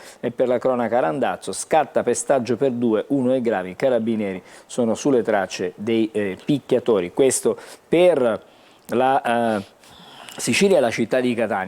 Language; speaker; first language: Italian; native; Italian